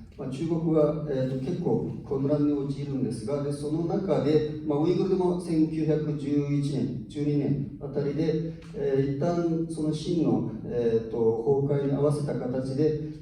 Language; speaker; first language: Japanese; non-native, fluent; Uyghur